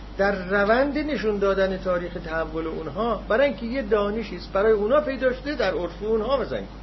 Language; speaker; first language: Persian; non-native, local second language; Azerbaijani